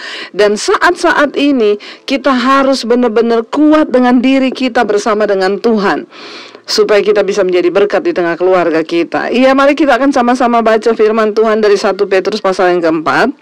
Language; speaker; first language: Indonesian; native; Indonesian